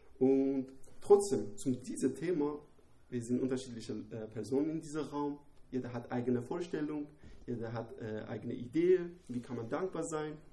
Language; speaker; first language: German; non-native, learner; Persian